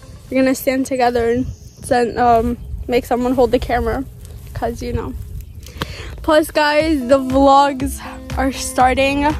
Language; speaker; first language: English; early bilingual, other home language; Persian